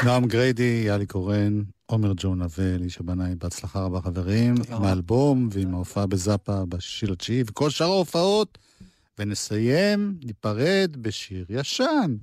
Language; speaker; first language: Hebrew; native; Hebrew